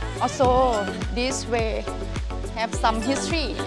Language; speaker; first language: English; non-native, learner; Thai